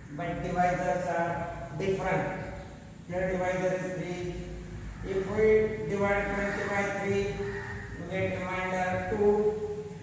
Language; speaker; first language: English; non-native, local second language; Marathi